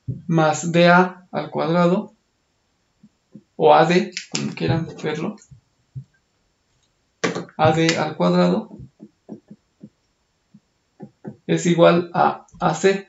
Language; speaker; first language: Spanish; native; Spanish